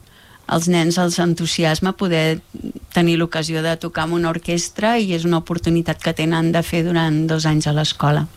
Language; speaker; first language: Catalan; native; Catalan